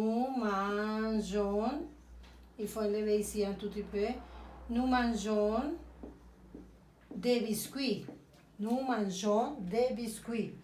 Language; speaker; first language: French; non-native, fluent; Spanish